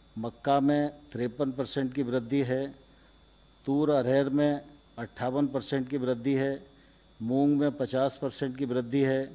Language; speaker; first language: Hindi; native; Hindi